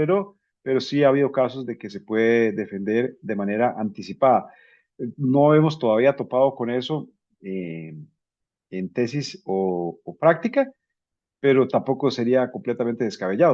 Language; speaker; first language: Spanish; native; Spanish